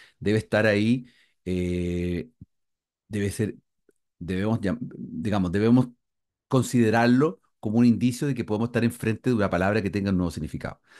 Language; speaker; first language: Spanish; native; Spanish